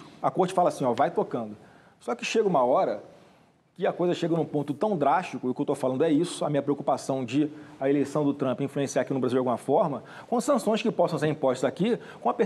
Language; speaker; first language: Portuguese; native; Portuguese